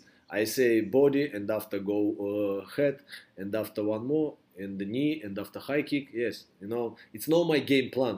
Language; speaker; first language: English; non-native, learner; Russian